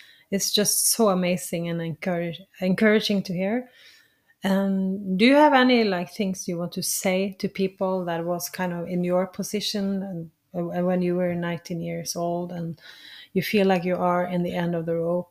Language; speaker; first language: English; non-native, fluent; Norwegian